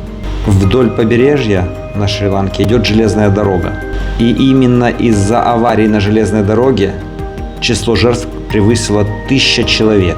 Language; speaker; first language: Russian; native; Russian